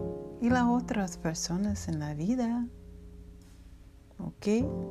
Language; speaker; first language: Spanish; non-native, learner; English